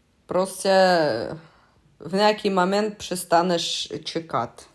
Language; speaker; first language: Czech; non-native, fluent; Russian